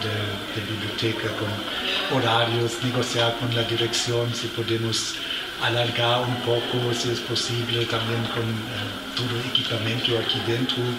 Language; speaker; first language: Spanish; non-native, fluent; German